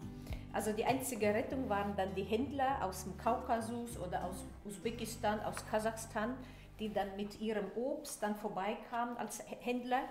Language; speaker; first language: German; early bilingual, heritage; German